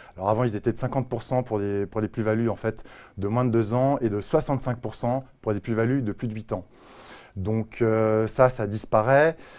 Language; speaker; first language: French; native; French